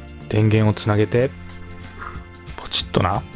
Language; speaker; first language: Japanese; native; Japanese